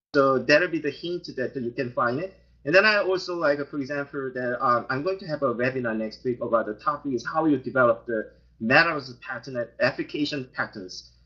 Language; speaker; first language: English; non-native, fluent; Korean